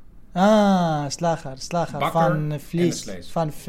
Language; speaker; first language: Dutch; non-native, learner; Arabic